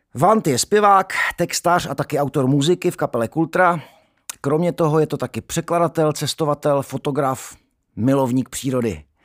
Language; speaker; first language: Czech; native; Czech